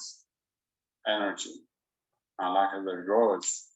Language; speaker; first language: English; non-native, learner; Chinese